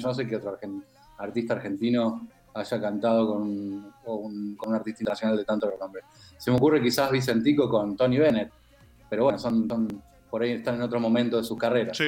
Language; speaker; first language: Spanish; native; Spanish